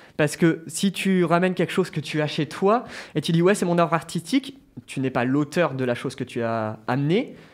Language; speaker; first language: French; native; French